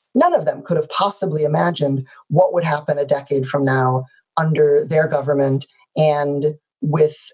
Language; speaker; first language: English; native; English